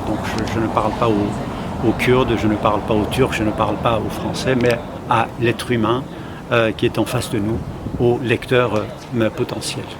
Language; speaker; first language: French; non-native, fluent; Kurdish